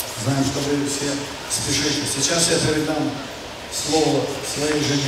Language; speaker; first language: Russian; native; Russian